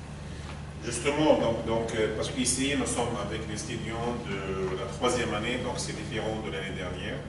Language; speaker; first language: French; non-native, fluent; Arabic